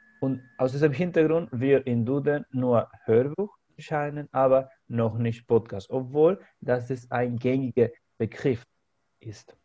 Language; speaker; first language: German; non-native, fluent; Spanish